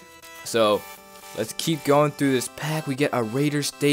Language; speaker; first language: English; native; English